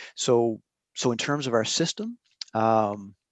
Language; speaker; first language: English; native; English